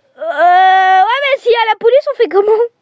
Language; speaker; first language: French; native; French